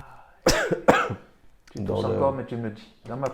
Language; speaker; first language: French; native; French